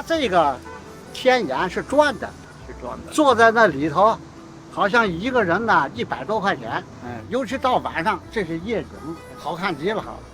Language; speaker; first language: Chinese; native; Chinese